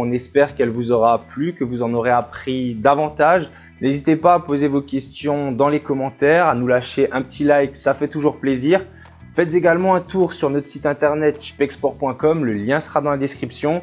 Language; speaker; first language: French; native; French